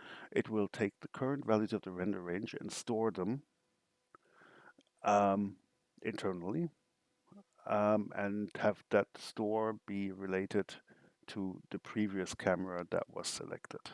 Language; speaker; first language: English; non-native, fluent; German